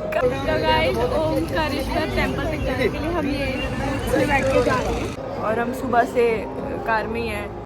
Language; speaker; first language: Hindi; non-native, local second language; Punjabi